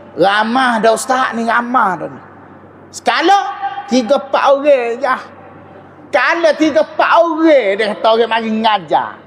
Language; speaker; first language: Malay; native; Malay